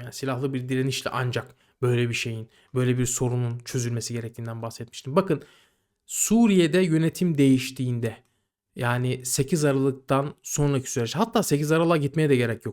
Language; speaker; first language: Turkish; native; Turkish